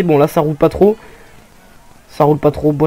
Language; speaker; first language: French; native; French